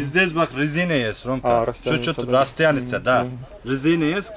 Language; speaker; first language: Russian; non-native, learner; Turkish